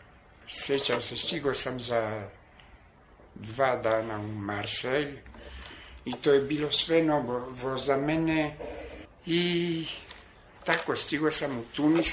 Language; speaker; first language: Serbian; non-native, fluent; French